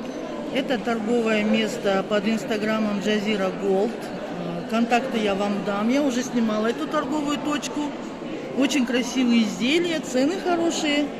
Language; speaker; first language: Russian; non-native, local second language; Kazakh